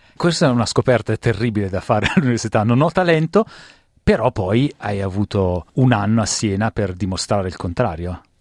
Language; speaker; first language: Italian; native; Italian